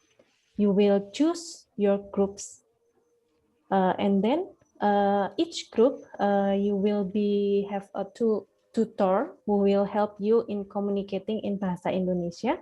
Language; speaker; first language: English; non-native, fluent; Indonesian